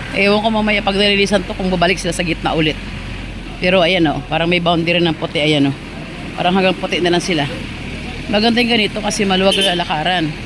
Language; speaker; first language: Filipino; native; Filipino